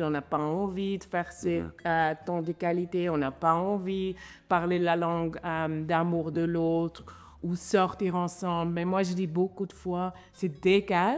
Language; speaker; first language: French; non-native, fluent; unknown